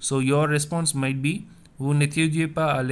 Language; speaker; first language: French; non-native, fluent; Tamil